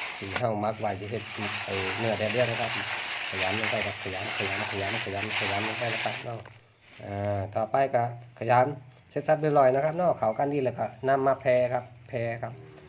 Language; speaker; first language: Thai; native; Thai